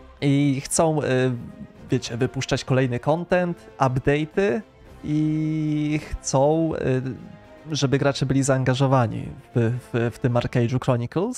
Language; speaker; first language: Polish; native; Polish